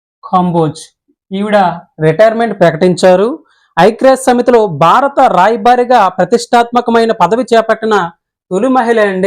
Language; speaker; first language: Telugu; native; Telugu